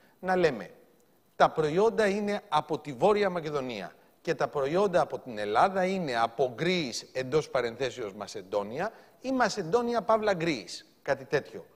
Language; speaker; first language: Greek; native; Greek